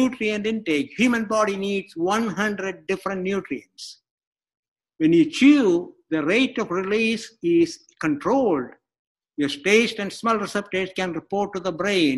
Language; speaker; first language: English; non-native, local second language; Malayalam